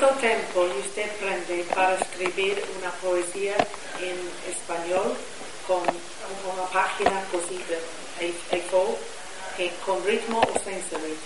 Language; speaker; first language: Spanish; non-native, learner; Italian